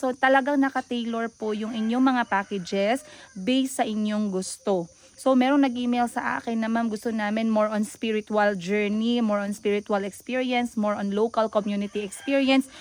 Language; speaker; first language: Filipino; non-native, local second language; Cebuano